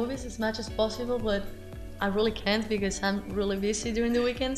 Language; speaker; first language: English; non-native, fluent; Spanish